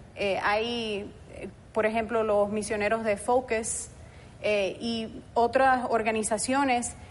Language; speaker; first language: Spanish; early bilingual, heritage; Spanish